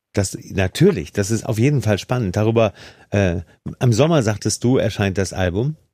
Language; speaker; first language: German; native; German